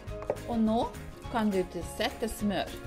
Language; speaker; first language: Norwegian; non-native, learner; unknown